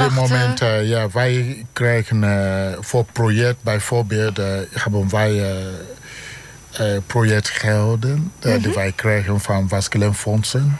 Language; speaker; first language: Dutch; non-native, learner; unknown